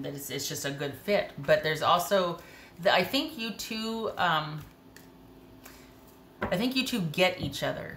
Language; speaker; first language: English; native; English